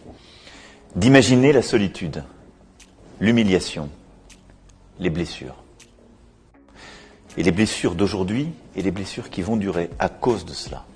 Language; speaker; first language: French; native; French